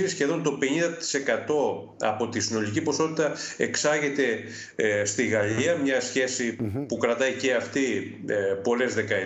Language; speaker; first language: Greek; native; Greek